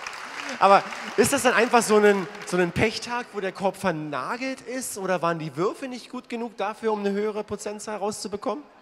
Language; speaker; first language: German; native; German